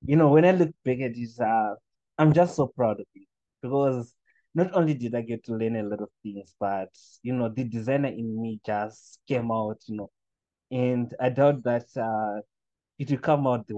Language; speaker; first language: English; non-native, local second language; Shona